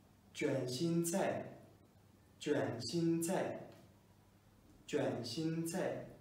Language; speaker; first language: Chinese; non-native, fluent; Kazakh